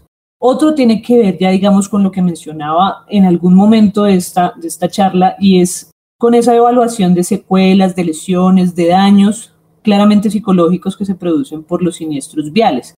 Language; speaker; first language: Spanish; native; Spanish